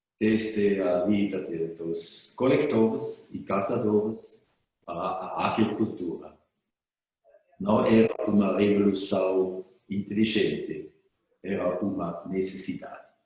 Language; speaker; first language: Portuguese; non-native, fluent; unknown